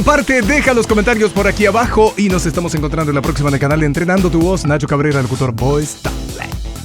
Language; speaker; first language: Spanish; native; Spanish